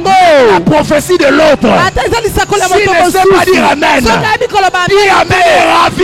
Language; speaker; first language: French; non-native, local second language; Lingala